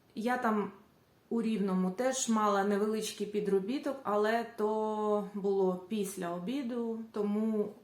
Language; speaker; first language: Ukrainian; native; Ukrainian